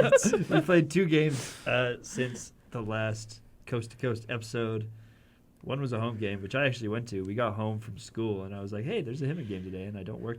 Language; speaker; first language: English; native; English